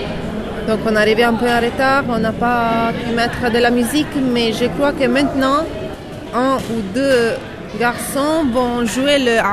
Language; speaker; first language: French; non-native, fluent; Italian